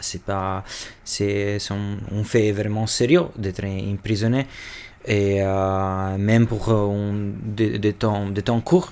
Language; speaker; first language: French; non-native, fluent; Albanian